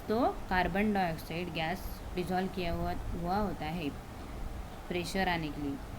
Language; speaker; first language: Hindi; non-native, local second language; Marathi